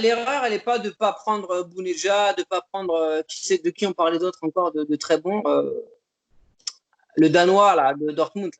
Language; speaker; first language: French; native; French